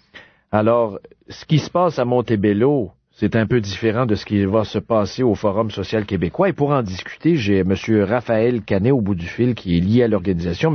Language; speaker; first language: French; native; French